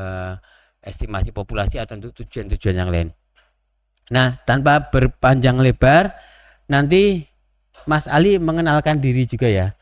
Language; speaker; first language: Indonesian; native; Indonesian